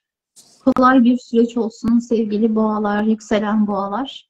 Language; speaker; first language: Turkish; native; Turkish